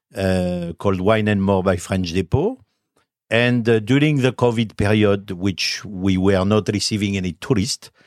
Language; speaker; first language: English; non-native, fluent; French